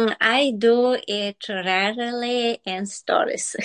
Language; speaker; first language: English; non-native, learner; Ukrainian